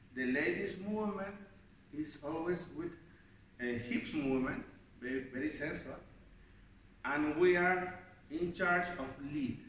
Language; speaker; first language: English; non-native, learner; Spanish